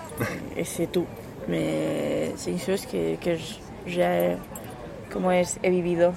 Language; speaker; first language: French; non-native, learner; Spanish